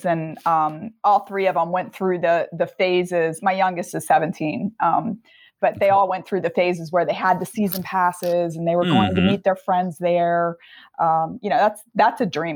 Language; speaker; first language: English; native; English